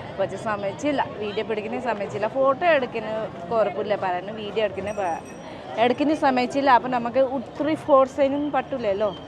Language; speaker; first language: Malayalam; non-native, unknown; Nepali